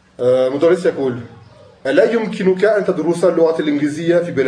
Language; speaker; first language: Arabic; non-native, fluent; French